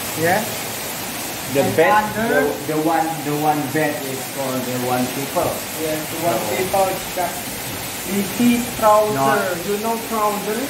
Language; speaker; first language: English; non-native, learner; Indonesian